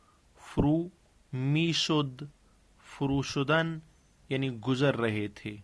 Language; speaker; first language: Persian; non-native, fluent; Urdu